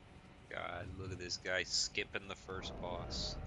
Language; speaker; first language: English; native; English